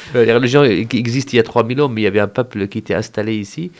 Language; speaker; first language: French; non-native, fluent; Arabic